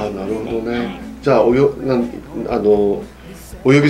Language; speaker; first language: Japanese; native; Japanese